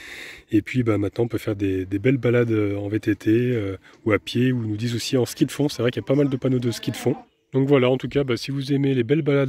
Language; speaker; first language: French; native; French